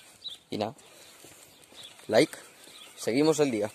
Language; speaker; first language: Spanish; native; Spanish